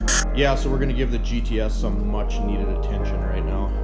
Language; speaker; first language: English; native; English